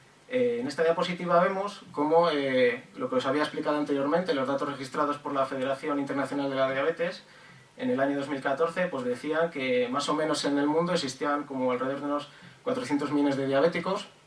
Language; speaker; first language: Spanish; native; Spanish